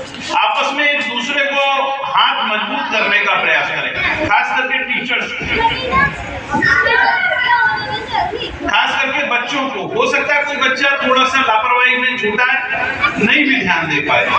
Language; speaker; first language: Hindi; native; Hindi